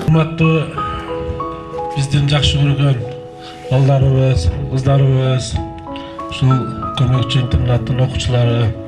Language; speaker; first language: Kyrgyz; native; Kyrgyz